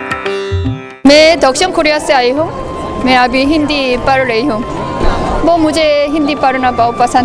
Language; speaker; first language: Hindi; non-native, learner; Korean